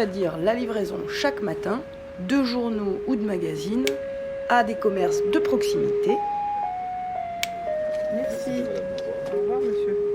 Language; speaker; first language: French; native; French